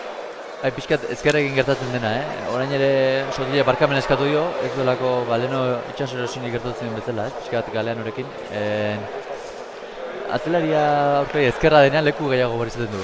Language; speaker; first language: Basque; native; Basque